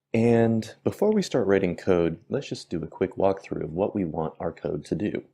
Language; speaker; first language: English; native; English